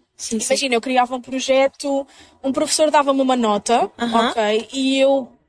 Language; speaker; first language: Portuguese; native; Portuguese